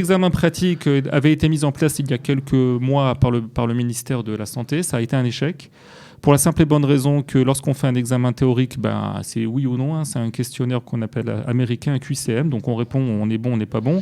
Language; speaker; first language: French; native; French